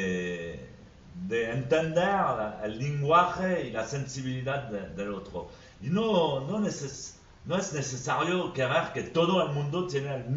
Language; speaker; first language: Spanish; non-native, fluent; French